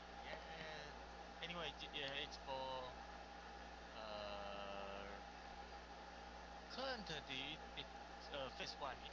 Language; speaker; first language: English; non-native, learner; Chinese